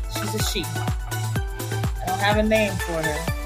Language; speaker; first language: English; non-native, fluent; Spanish